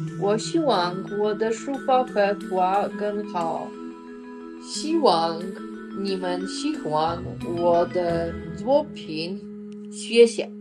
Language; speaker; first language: Chinese; non-native, learner; Polish